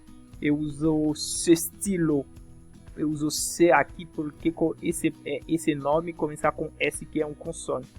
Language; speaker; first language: Portuguese; non-native, fluent; French